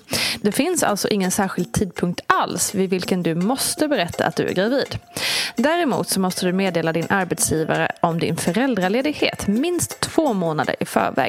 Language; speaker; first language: Swedish; native; Swedish